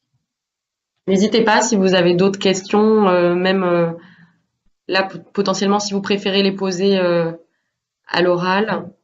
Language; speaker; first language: French; native; French